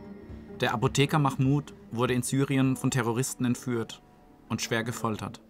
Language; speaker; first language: German; native; German